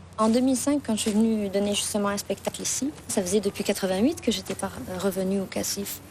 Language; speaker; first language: French; non-native, local second language; Arabic